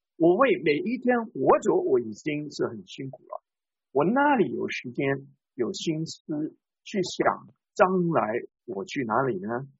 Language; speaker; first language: Chinese; non-native, local second language; Cantonese